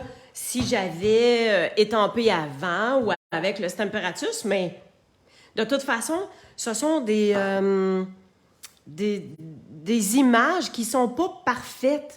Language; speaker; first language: French; native; French